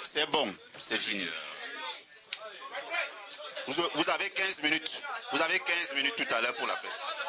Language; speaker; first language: French; native; French